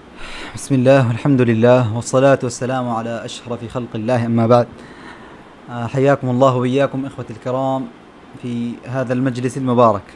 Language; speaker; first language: Arabic; non-native, fluent; Bangla